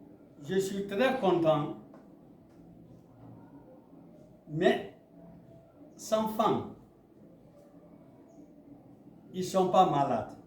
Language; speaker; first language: French; non-native, local second language; Mandingo